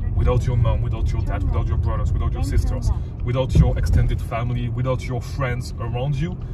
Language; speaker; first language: English; non-native, fluent; French